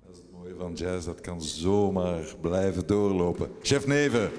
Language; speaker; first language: Dutch; native; Dutch